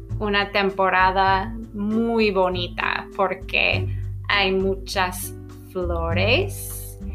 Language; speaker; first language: Spanish; non-native, fluent; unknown